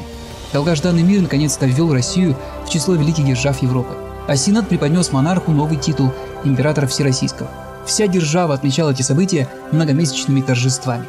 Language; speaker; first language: Russian; native; Russian